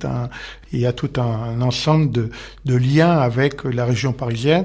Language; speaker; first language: French; native; French